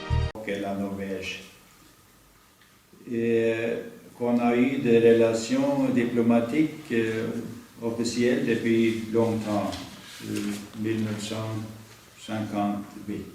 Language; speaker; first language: French; non-native, fluent; Norwegian